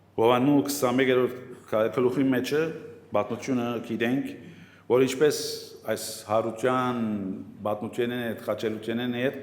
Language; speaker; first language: Armenian; native; Armenian